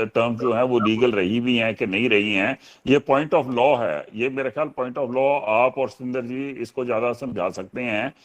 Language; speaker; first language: Hindi; non-native, local second language; Punjabi